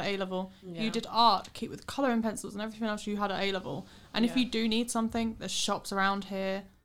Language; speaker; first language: English; native; English